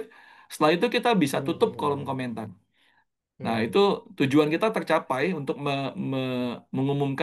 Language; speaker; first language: Indonesian; native; Indonesian